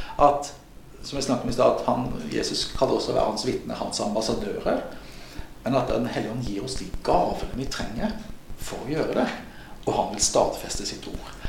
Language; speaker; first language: Norwegian; native; Norwegian